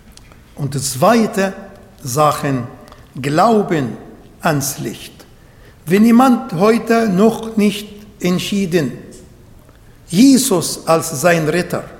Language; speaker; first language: German; non-native, fluent; Arabic